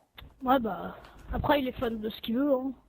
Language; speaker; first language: French; native; French